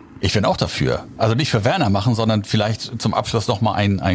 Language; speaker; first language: German; native; German